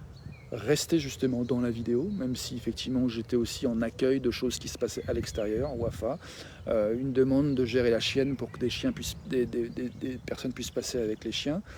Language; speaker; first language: French; native; French